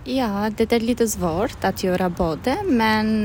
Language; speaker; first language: Swedish; non-native, learner; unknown